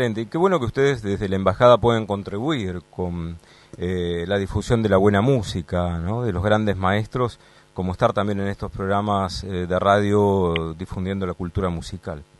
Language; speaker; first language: Spanish; native; Spanish